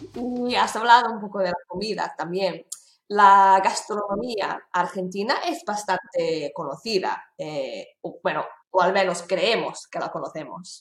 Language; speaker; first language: Spanish; non-native, fluent; English